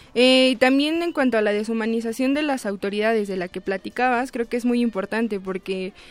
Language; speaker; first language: Spanish; native; Spanish